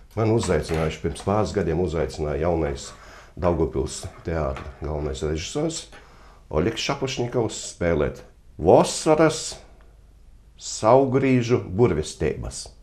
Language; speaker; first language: Latvian; native; Latvian